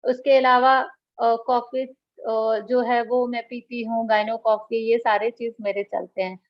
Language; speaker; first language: Hindi; non-native, local second language; Bangla